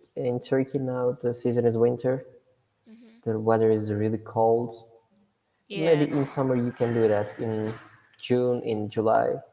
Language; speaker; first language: English; non-native, fluent; Turkish